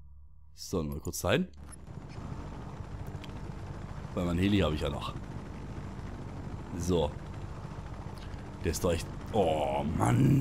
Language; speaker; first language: German; native; German